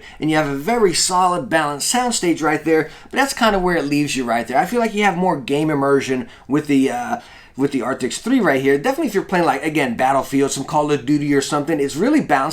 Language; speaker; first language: English; native; English